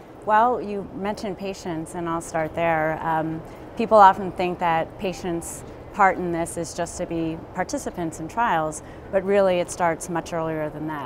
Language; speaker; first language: English; native; English